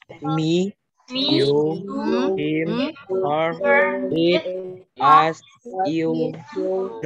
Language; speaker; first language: English; non-native, learner; Indonesian